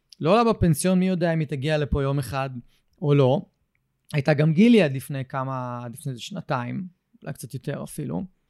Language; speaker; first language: Hebrew; native; Hebrew